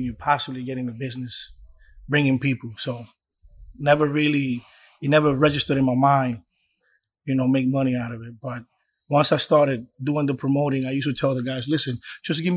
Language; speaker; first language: English; early bilingual, other home language; Spanish